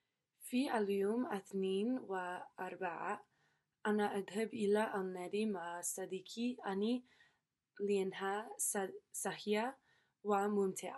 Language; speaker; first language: Arabic; non-native, learner; English